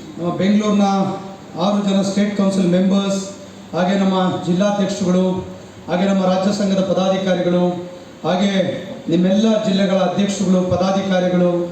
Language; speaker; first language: Kannada; native; Kannada